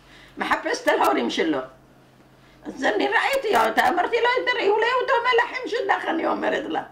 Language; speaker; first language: Hebrew; non-native, learner; Arabic